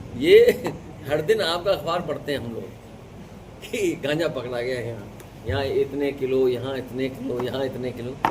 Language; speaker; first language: Hindi; native; Hindi